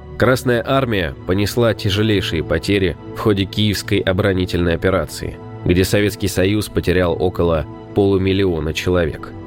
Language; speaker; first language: Russian; native; Russian